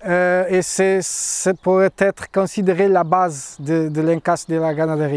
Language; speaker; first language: French; non-native, fluent; Portuguese